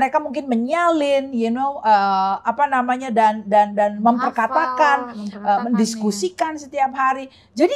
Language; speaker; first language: Indonesian; native; Indonesian